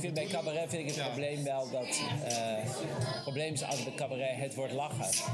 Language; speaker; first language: Dutch; native; Dutch